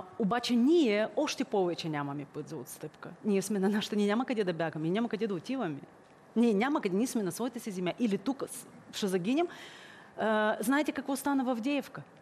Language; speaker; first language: Bulgarian; early bilingual, heritage; Bulgarian